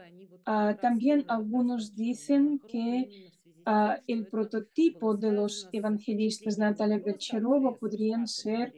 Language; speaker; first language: Spanish; non-native, fluent; Russian